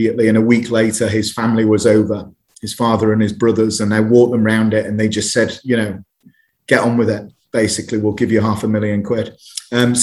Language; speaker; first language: English; native; English